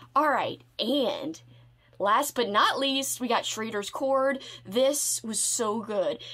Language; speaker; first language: English; native; English